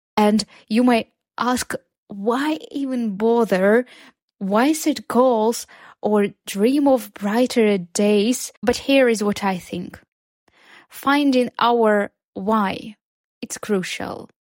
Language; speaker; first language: English; non-native, fluent; Ukrainian